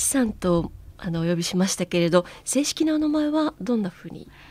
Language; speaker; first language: Japanese; native; Japanese